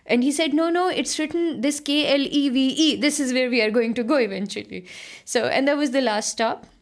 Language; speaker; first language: English; non-native, local second language; Punjabi